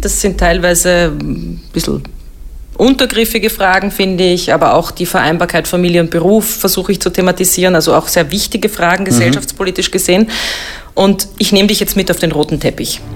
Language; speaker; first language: German; native; German